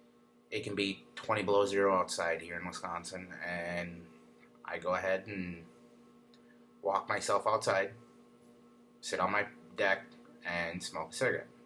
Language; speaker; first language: English; native; English